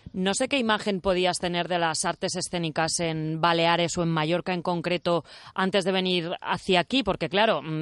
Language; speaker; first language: Spanish; non-native, local second language; Catalan